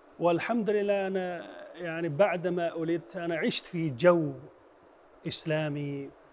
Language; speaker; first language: Arabic; non-native, fluent; Chinese